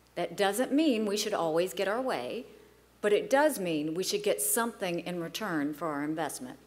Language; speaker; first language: English; native; English